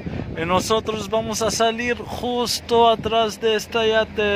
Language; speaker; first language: Spanish; non-native, fluent; Arabic